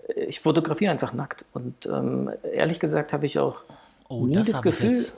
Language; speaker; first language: German; native; German